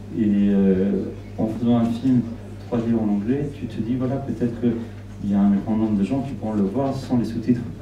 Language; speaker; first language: French; non-native, fluent; Spanish